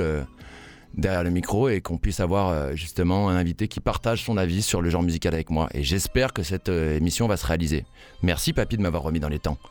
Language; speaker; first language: French; native; French